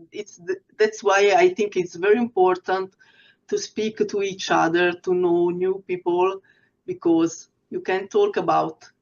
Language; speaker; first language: English; non-native, fluent; Italian